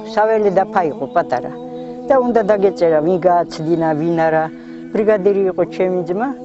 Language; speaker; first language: Georgian; native; Georgian